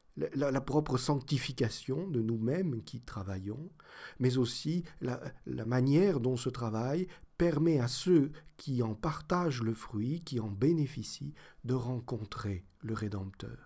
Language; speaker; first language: French; native; French